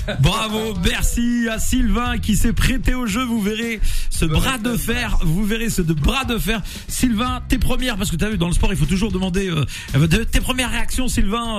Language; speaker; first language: French; native; French